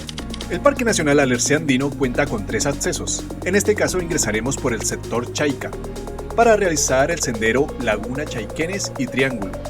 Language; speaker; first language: Spanish; native; Spanish